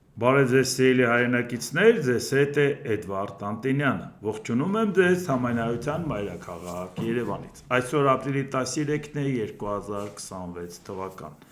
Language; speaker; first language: Armenian; native; Armenian